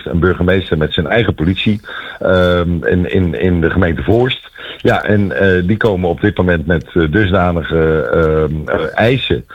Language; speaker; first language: Dutch; native; Dutch